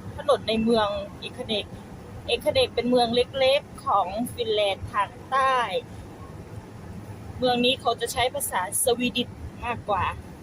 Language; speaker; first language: Thai; native; Thai